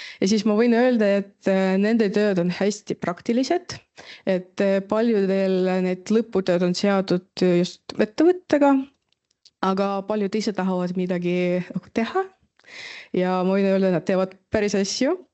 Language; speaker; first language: Estonian; non-native, local second language; Russian